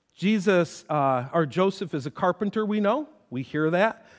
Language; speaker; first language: English; native; English